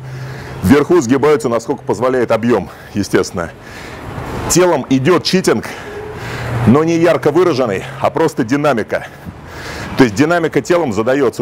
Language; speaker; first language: Russian; native; Russian